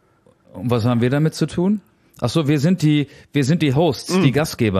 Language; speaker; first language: German; native; German